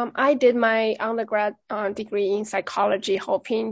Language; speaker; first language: English; non-native, fluent; Chinese